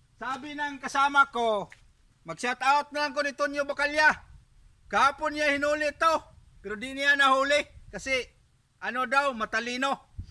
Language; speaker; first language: Filipino; non-native, local second language; Cebuano